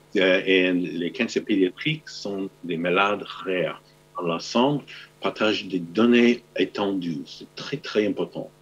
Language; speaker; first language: French; non-native, learner; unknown